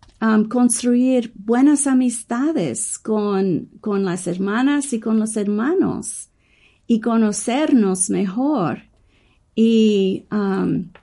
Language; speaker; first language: Spanish; non-native, learner; English